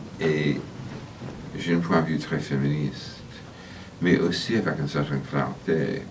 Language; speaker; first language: French; non-native, fluent; English